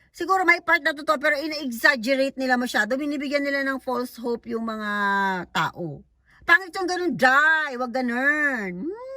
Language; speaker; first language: Filipino; non-native, local second language; Cebuano